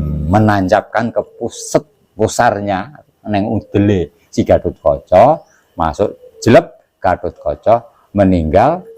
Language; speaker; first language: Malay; non-native, local second language; Javanese